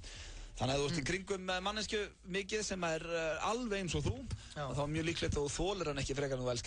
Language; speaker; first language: Icelandic; native; Icelandic